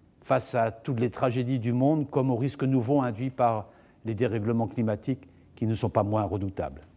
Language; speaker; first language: French; native; French